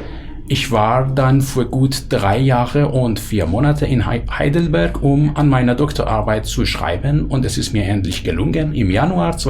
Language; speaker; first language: German; non-native, fluent; Persian